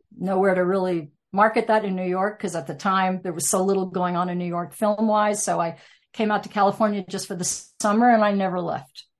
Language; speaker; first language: English; native; English